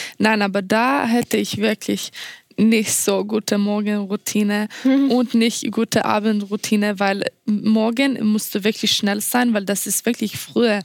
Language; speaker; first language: German; non-native, fluent; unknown